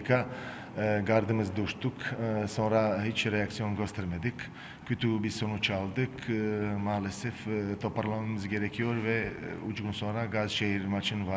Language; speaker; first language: Turkish; non-native, fluent; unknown